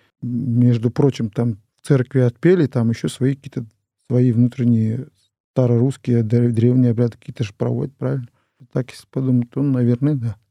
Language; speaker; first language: Russian; non-native, local second language; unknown